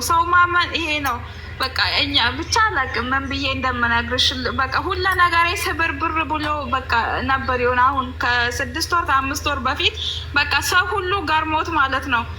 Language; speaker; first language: Amharic; native; Amharic